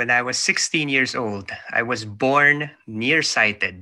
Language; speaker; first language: English; non-native, local second language; Filipino